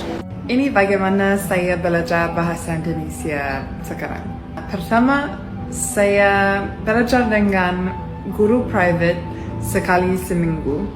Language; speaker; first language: Indonesian; non-native, learner; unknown